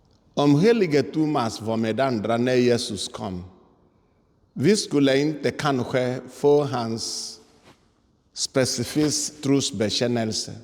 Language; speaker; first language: Swedish; non-native, fluent; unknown